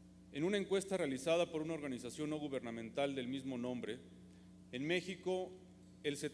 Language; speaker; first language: Spanish; native; Spanish